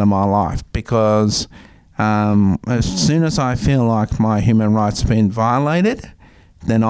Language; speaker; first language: English; native; English